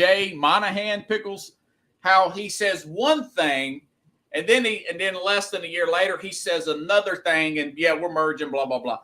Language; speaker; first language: English; native; English